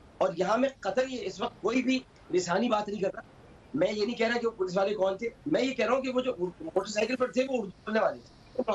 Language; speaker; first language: Urdu; native; Urdu